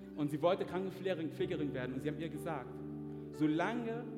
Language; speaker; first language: German; non-native, fluent; French